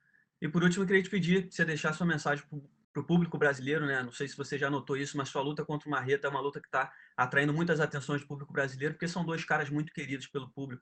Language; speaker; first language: Portuguese; native; Portuguese